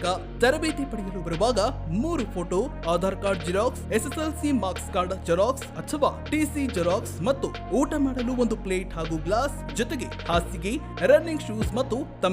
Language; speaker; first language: Kannada; native; Kannada